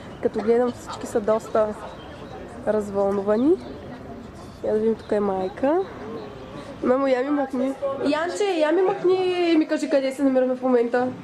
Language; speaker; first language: Bulgarian; native; Bulgarian